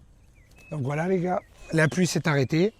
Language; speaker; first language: French; native; French